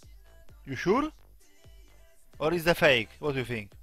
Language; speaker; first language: English; non-native, learner; Polish